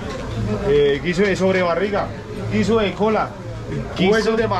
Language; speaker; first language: Spanish; native; Spanish